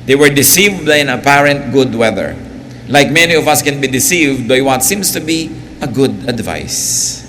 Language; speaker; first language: English; non-native, local second language; Filipino